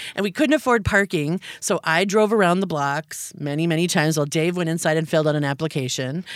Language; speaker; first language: English; native; English